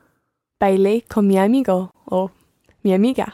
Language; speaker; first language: Spanish; non-native, learner; English